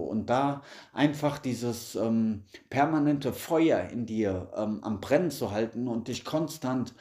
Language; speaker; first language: German; native; German